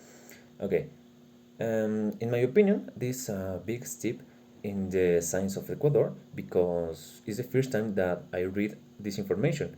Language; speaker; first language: English; non-native, learner; Spanish